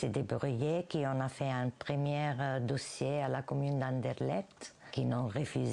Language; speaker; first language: French; non-native, fluent; Italian